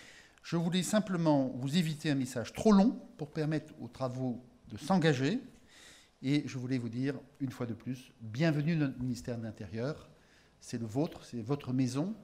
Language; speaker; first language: French; native; French